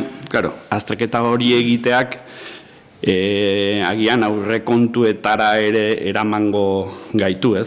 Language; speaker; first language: Basque; native; Basque